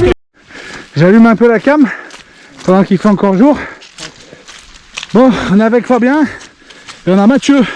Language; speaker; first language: French; native; French